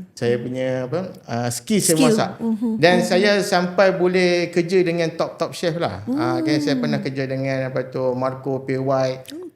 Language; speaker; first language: Malay; native; Malay